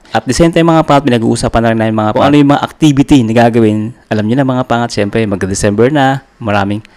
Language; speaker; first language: Filipino; native; Filipino